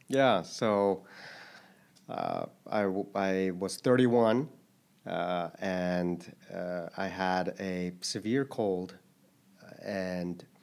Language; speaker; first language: English; early bilingual, other home language; Korean